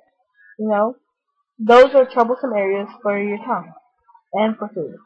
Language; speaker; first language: English; native; English